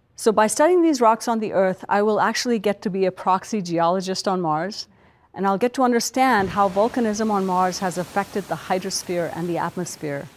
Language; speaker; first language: English; non-native, local second language; Punjabi